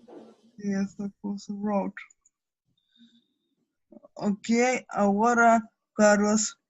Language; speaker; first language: Spanish; non-native, learner; Russian